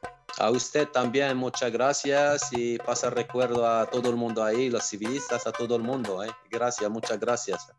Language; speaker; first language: Spanish; non-native, fluent; Arabic